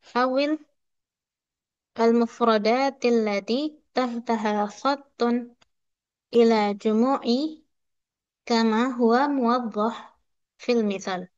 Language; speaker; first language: Arabic; non-native, fluent; Indonesian